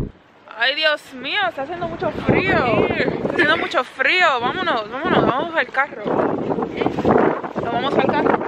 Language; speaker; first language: Spanish; early bilingual, heritage; Spanish